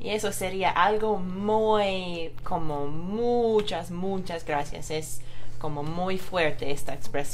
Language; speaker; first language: Spanish; non-native, fluent; English